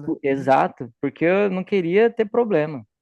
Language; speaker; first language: Portuguese; native; Portuguese